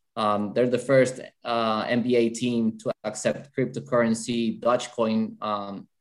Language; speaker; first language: English; non-native, fluent; Spanish